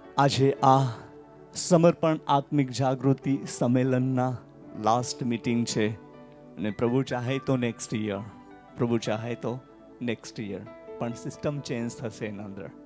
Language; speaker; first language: Gujarati; non-native, local second language; Marathi